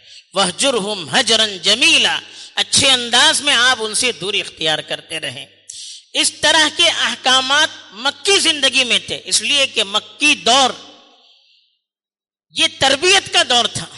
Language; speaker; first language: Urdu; native; Urdu